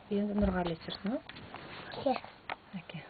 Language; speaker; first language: Kazakh; native; Kazakh